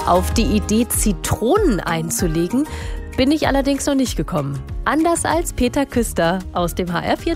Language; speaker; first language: German; native; German